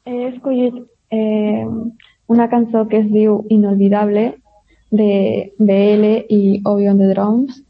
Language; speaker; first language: Catalan; non-native, local second language; Spanish